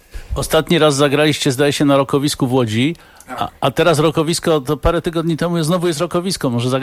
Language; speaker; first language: Polish; native; Polish